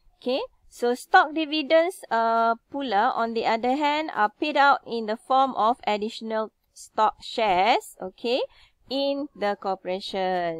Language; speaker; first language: English; non-native, local second language; Malay